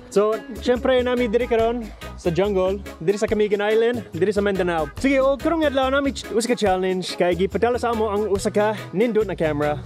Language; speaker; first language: Cebuano; non-native, fluent; English